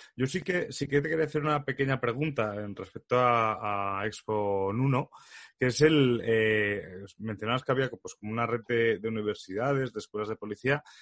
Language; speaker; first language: Spanish; native; Spanish